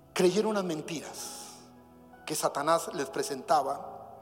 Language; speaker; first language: Spanish; native; Spanish